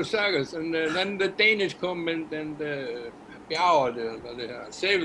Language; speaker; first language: English; non-native, learner; Icelandic